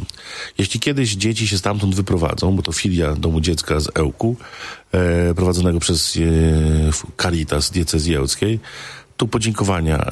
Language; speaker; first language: Polish; native; Polish